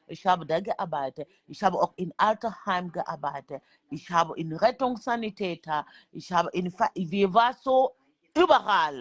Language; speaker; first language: German; non-native, learner; French